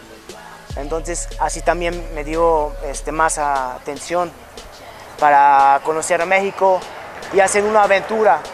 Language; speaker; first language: Spanish; non-native, fluent; Hungarian